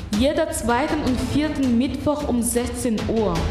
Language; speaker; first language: German; non-native, learner; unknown